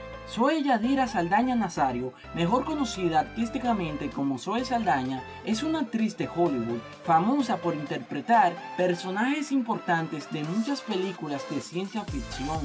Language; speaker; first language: Spanish; native; Spanish